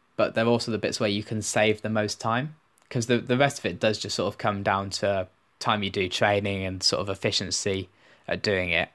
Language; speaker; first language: English; native; English